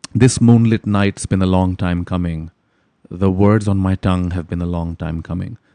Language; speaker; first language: English; non-native, local second language; Urdu